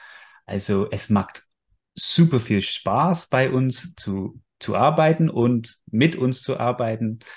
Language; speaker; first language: German; non-native, fluent; English